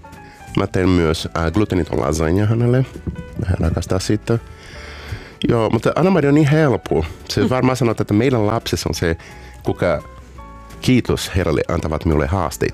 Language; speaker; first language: Finnish; non-native, fluent; Portuguese